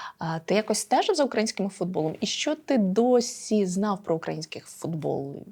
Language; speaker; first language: Ukrainian; native; Ukrainian